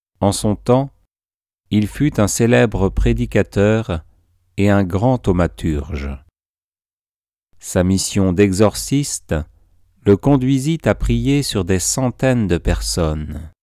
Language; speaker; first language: French; native; French